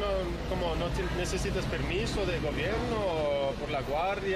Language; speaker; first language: Spanish; non-native, learner; English